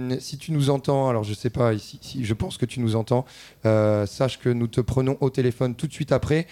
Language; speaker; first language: French; native; French